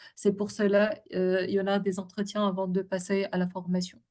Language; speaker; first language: French; non-native, local second language; Arabic